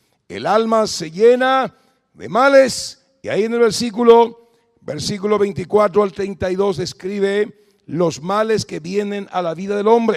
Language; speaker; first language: Spanish; native; Spanish